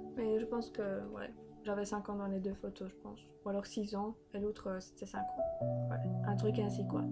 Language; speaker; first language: French; early bilingual, other home language; Polish